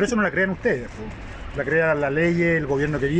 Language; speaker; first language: Spanish; native; Spanish